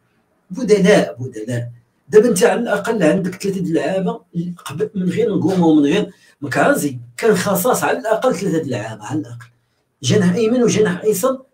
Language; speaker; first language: Arabic; native; Arabic